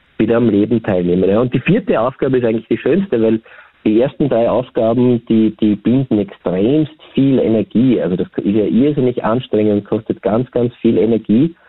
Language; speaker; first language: German; native; German